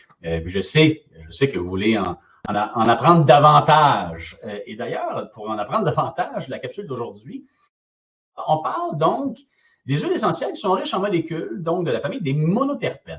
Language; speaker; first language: French; native; French